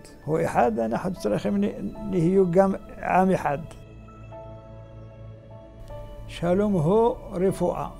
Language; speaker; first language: Hebrew; non-native, fluent; Arabic